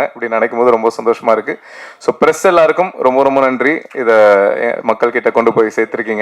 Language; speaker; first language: Tamil; native; Tamil